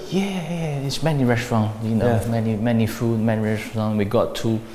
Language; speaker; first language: English; non-native, learner; Chinese